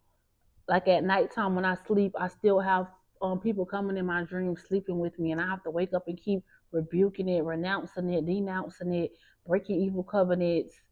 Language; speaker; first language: English; native; English